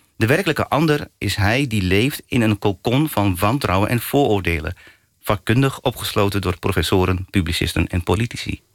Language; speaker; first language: Dutch; early bilingual, other home language; Turkish